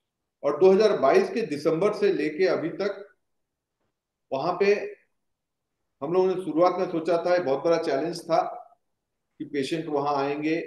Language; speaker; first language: Hindi; native; Hindi